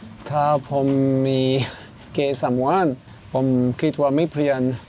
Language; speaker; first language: Thai; non-native, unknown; French